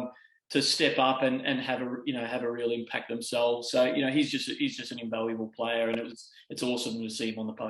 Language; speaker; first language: English; native; English